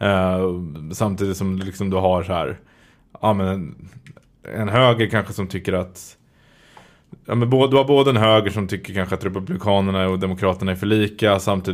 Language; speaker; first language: Swedish; native; Swedish